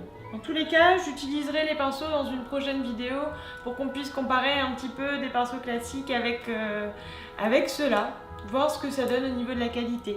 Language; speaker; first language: French; native; French